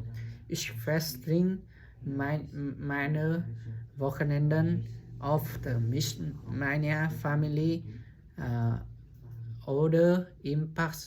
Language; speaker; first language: German; non-native, learner; Vietnamese